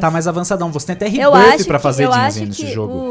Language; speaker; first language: Portuguese; native; Portuguese